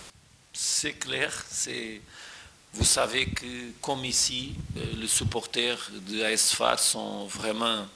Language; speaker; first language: French; non-native, fluent; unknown